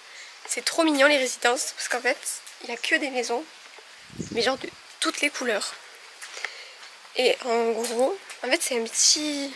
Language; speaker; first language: French; native; French